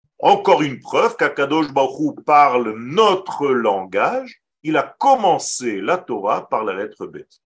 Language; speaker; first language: French; non-native, fluent; Hebrew